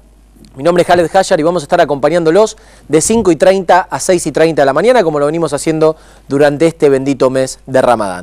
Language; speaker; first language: Spanish; native; Spanish